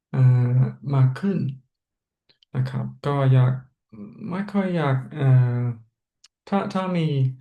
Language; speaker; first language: Thai; non-native, fluent; English